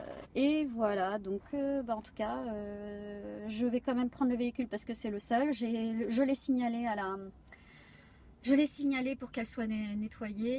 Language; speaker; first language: French; native; French